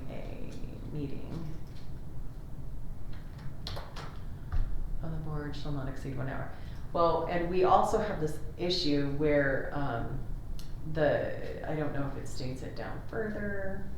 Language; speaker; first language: English; native; English